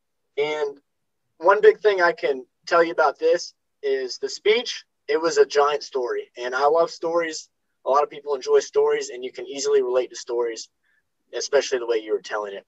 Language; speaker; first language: English; native; English